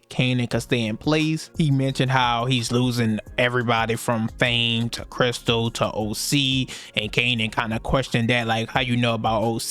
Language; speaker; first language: English; native; English